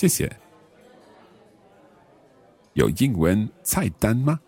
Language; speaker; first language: Chinese; non-native, learner; English